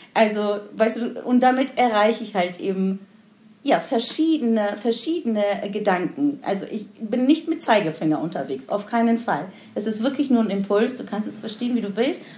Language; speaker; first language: German; non-native, fluent; Persian